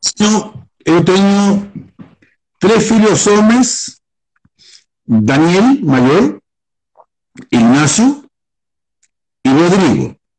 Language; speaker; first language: Spanish; native; Spanish